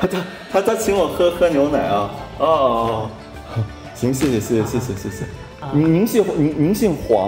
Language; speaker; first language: Chinese; native; Chinese